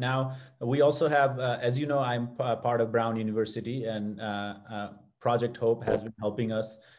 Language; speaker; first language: English; non-native, local second language; Nepali